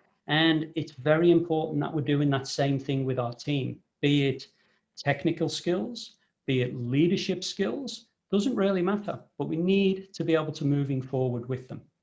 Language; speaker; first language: English; native; English